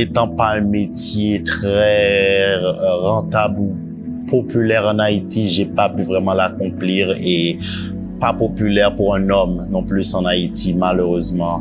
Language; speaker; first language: French; non-native, local second language; Haitian Creole